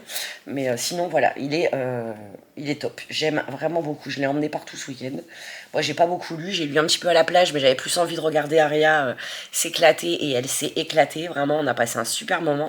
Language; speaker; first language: French; native; French